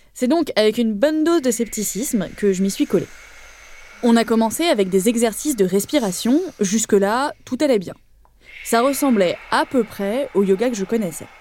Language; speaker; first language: French; native; French